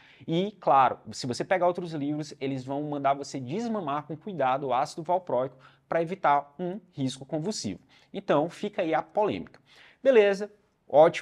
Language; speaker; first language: Portuguese; native; Portuguese